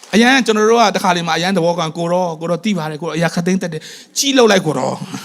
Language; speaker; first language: Burmese; non-native, local second language; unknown